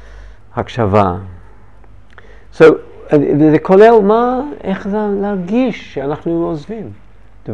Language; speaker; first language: Hebrew; non-native, learner; English